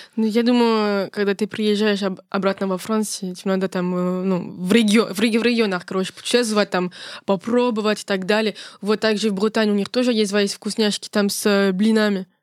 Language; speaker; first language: Russian; non-native, fluent; French